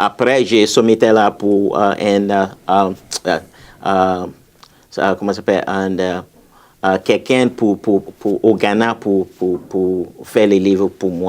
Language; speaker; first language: French; non-native, fluent; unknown